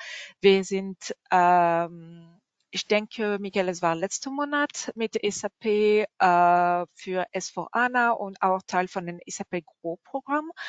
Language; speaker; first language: German; non-native, learner; French